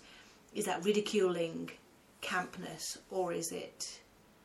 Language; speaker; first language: English; native; English